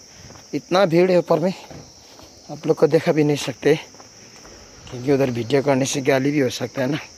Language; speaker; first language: Hindi; non-native, learner; Nepali